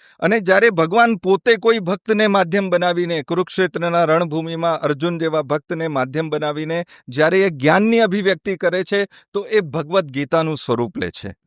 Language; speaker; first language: Gujarati; non-native, fluent; Malayalam